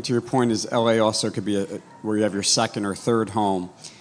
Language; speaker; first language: English; native; English